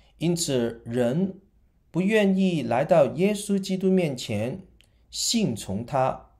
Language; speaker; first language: Chinese; non-native, local second language; Cantonese